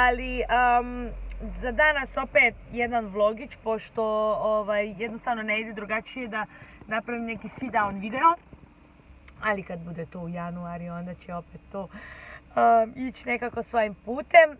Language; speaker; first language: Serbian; early bilingual, heritage; Serbian